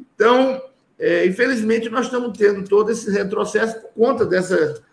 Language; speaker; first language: Portuguese; native; Portuguese